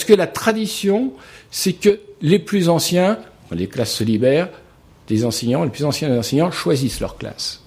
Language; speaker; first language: French; native; French